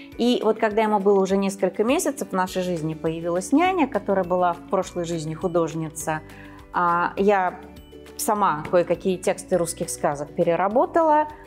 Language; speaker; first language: Russian; native; Russian